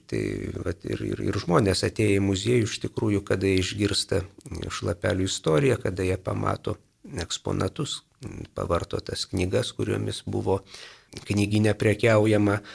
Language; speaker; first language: Lithuanian; native; Lithuanian